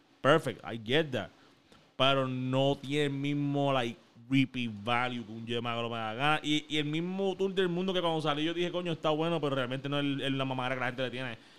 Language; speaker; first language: Spanish; early bilingual, heritage; Spanish